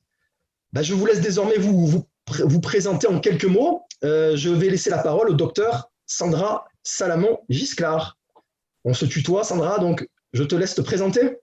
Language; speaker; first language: French; native; French